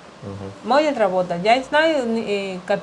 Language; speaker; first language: Russian; non-native, learner; Spanish